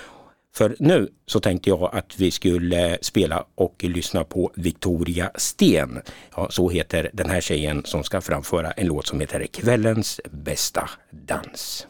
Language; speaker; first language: Swedish; native; Swedish